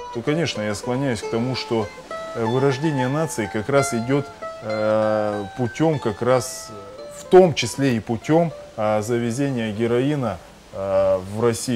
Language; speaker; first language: Russian; native; Russian